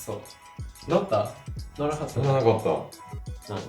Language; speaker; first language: Japanese; non-native, learner; English